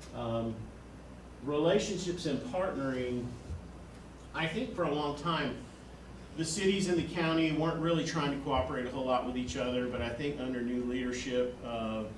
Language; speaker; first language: English; native; English